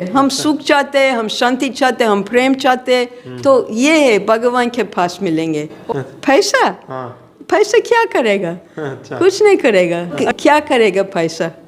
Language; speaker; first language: Hindi; non-native, fluent; English